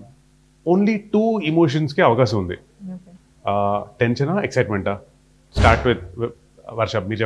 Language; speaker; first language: Telugu; native; Telugu